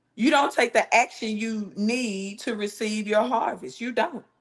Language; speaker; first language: English; native; English